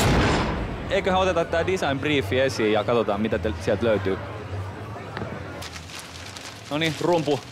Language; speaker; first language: Finnish; native; Finnish